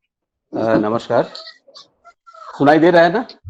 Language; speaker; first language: Hindi; native; Hindi